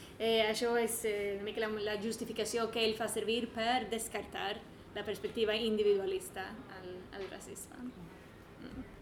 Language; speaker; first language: Catalan; non-native, fluent; Swedish